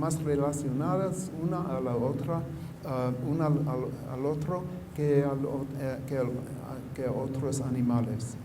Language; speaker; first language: Spanish; non-native, fluent; English